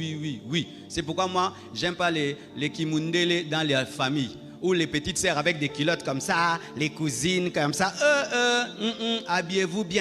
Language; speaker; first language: French; non-native, local second language; Lingala